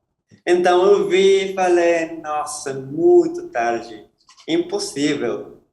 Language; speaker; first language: Portuguese; non-native, fluent; Spanish